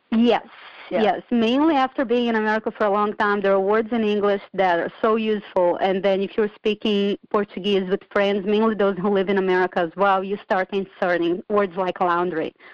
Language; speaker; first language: English; non-native, fluent; Portuguese